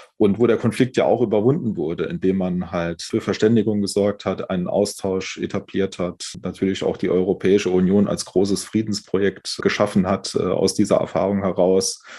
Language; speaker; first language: German; native; German